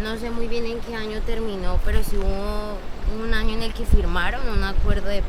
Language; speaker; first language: Spanish; native; Spanish